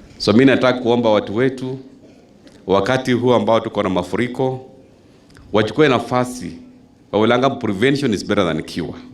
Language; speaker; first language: Swahili; non-native, local second language; Luyia